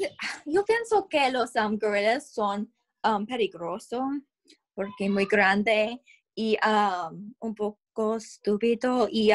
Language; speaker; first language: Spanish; non-native, learner; English